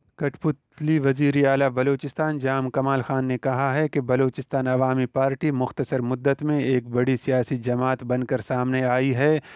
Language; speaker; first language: Urdu; non-native, local second language; Baluchi